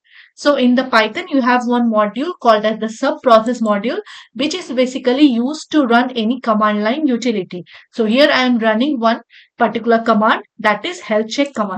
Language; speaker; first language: English; non-native, local second language; Hindi